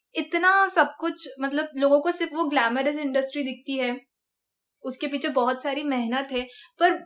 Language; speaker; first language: Hindi; non-native, local second language; Marathi